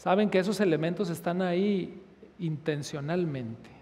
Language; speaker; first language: Spanish; native; Spanish